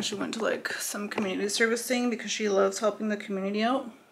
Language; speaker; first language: English; early bilingual, other home language; Spanish